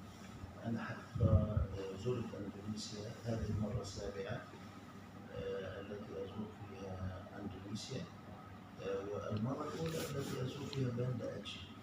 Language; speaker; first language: Arabic; native; Arabic